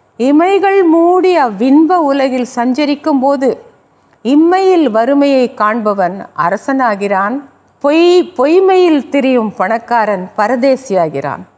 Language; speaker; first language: Tamil; native; Tamil